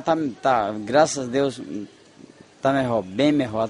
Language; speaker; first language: Spanish; non-native, fluent; Portuguese